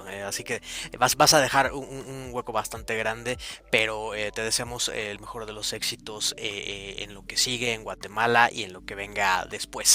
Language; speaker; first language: Spanish; native; Spanish